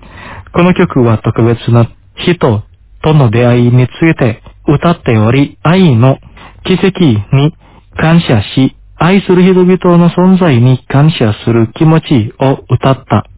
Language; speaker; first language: Japanese; non-native, fluent; Indonesian